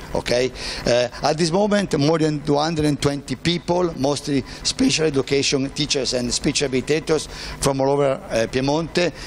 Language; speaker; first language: English; non-native, fluent; Italian